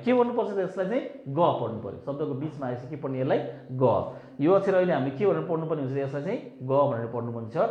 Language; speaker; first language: Nepali; native; Nepali